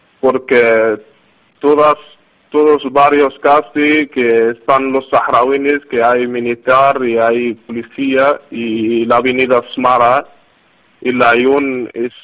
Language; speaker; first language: Spanish; non-native, learner; Arabic